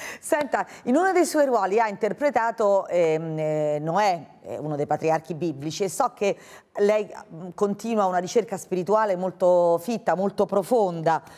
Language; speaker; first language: Italian; native; Italian